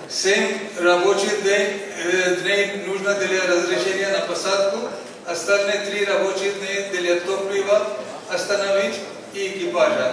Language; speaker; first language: Russian; non-native, learner; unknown